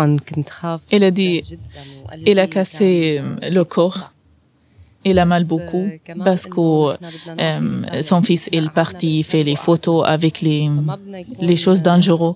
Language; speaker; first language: French; non-native, learner; Arabic